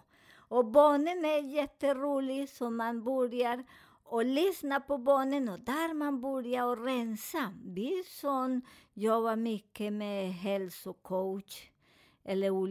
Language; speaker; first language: Swedish; non-native, learner; Spanish